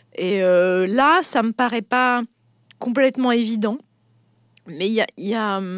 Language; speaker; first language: French; native; French